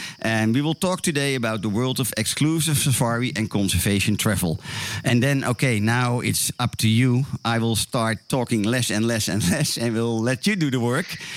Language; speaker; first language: English; non-native, fluent; Dutch